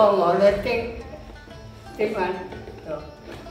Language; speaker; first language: Chinese; non-native, local second language; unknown